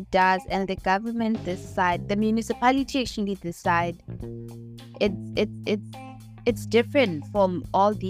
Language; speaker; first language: English; non-native, local second language; Southern Sotho